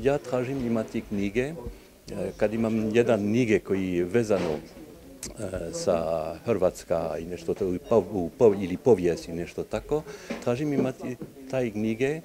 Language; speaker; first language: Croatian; non-native, learner; French